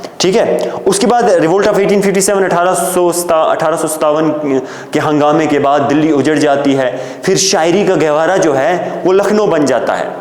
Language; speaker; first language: Urdu; native; Urdu